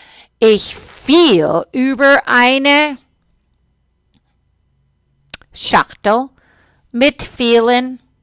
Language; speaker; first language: German; non-native, fluent; English